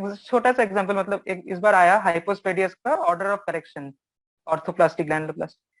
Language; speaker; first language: Hindi; non-native, local second language; Bangla